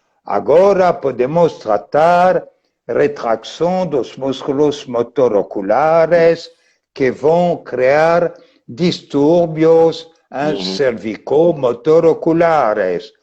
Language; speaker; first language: Portuguese; non-native, fluent; French